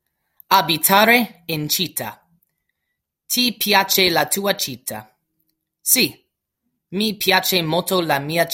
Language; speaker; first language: Italian; non-native, learner; English